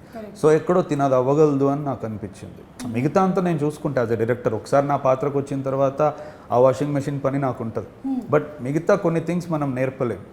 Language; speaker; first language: Telugu; native; Telugu